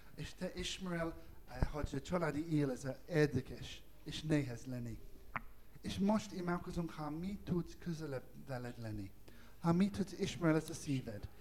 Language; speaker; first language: Hungarian; non-native, learner; English